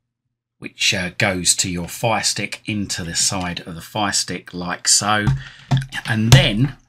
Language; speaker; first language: English; native; English